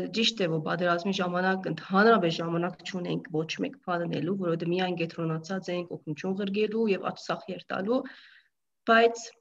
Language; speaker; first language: Armenian; early bilingual, heritage; Armenian